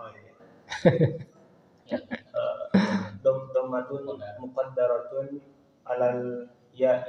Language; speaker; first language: Arabic; non-native, learner; Indonesian